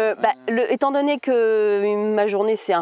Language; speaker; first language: French; native; French